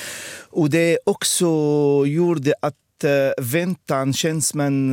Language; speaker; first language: Swedish; non-native, fluent; Arabic